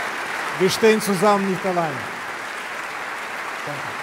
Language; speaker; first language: German; non-native, fluent; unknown